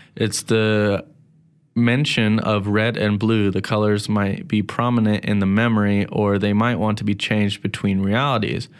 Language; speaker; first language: English; native; English